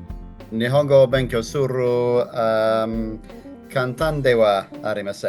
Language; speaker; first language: Japanese; non-native, learner; English